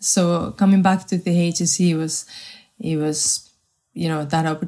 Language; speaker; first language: English; non-native, fluent; Spanish